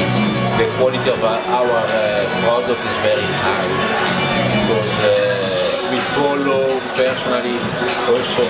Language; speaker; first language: English; non-native, learner; Italian